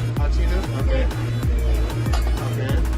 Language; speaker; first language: English; non-native, learner; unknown